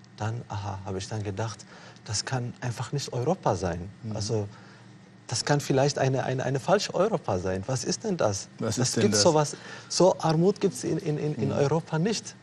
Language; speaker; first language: German; non-native, fluent; Tigrinya